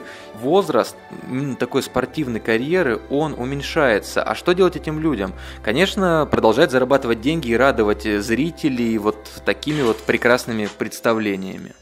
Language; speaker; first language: Russian; native; Russian